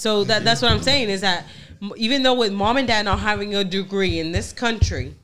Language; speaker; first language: English; early bilingual, other home language; Spanish